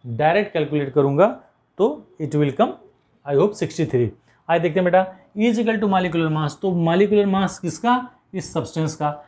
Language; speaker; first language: Hindi; native; Hindi